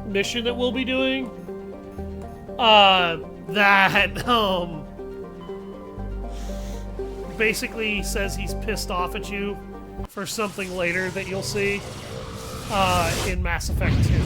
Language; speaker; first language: English; native; English